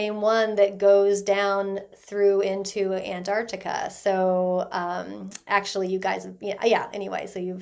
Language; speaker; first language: English; native; English